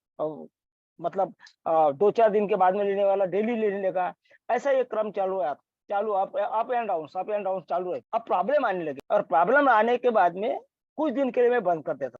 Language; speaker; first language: Hindi; non-native, local second language; Marathi